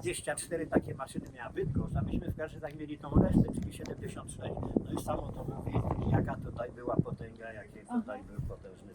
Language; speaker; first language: Polish; native; Polish